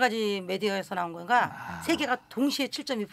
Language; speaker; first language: Korean; native; Korean